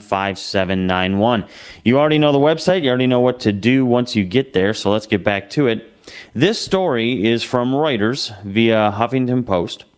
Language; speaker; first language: English; native; English